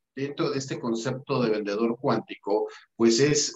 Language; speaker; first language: Spanish; native; Spanish